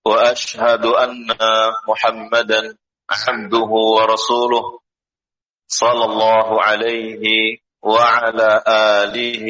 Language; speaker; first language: Arabic; non-native, fluent; Indonesian